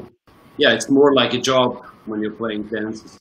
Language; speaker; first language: English; non-native, fluent; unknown